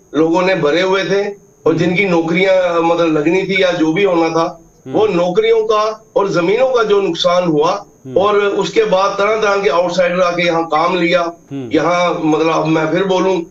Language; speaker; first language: Hindi; native; Hindi